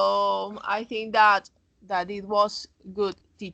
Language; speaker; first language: English; non-native, learner; Spanish